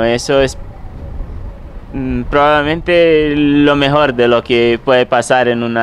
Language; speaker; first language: Spanish; non-native, fluent; Romanian